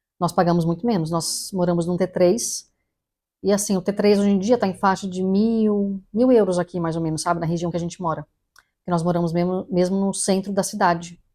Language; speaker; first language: Portuguese; native; Portuguese